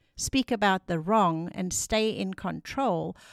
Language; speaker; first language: English; non-native, local second language; Afrikaans